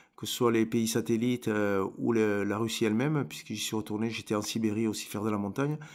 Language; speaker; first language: French; native; French